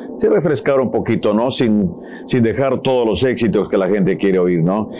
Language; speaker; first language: Spanish; native; Spanish